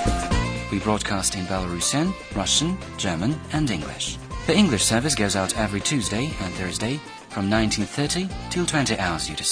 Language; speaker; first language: English; non-native, fluent; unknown